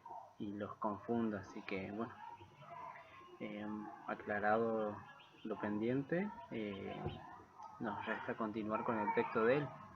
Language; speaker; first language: Spanish; native; Spanish